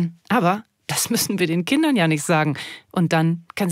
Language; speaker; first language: German; native; German